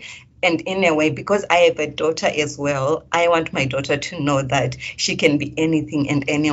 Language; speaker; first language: English; non-native, local second language; Shona